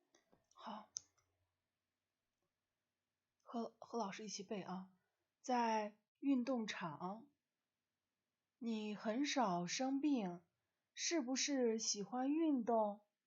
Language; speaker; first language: Chinese; non-native, fluent; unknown